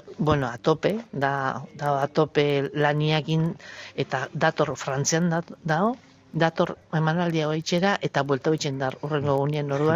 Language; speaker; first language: Basque; native; Basque